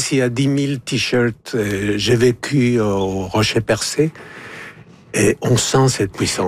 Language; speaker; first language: French; non-native, fluent; Spanish